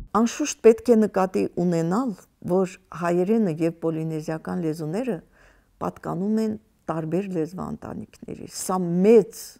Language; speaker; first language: Armenian; native; Armenian